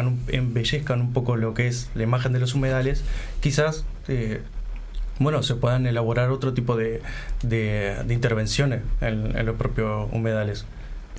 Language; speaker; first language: Spanish; native; Spanish